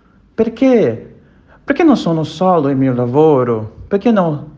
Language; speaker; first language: Italian; non-native, learner; Portuguese